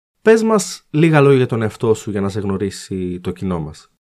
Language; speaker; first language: Greek; native; Greek